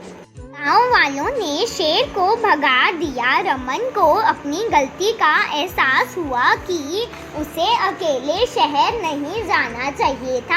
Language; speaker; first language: Hindi; native; Hindi